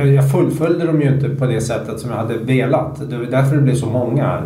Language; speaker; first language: Swedish; native; Swedish